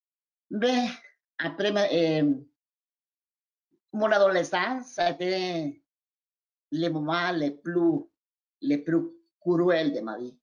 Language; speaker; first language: French; non-native, fluent; Spanish